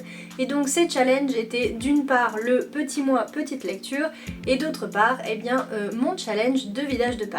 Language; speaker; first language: French; native; French